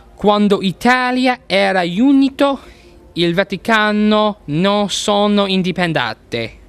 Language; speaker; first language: Italian; non-native, learner; English